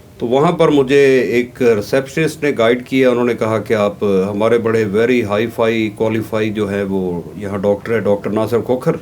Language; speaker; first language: Urdu; non-native, local second language; Punjabi